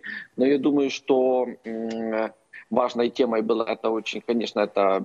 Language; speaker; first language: Russian; non-native, local second language; Ukrainian